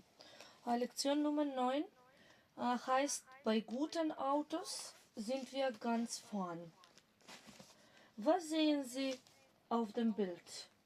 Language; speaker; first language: German; non-native, fluent; Macedonian